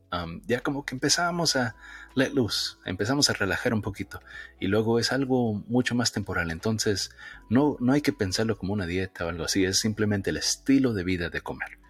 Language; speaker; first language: Spanish; early bilingual, heritage; Spanish